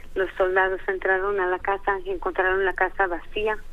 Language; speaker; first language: Spanish; early bilingual, heritage; Hebrew